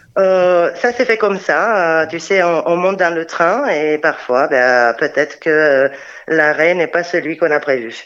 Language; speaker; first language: French; non-native, fluent; Romanian